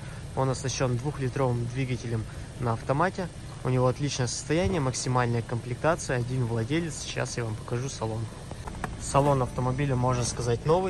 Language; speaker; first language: Russian; native; Russian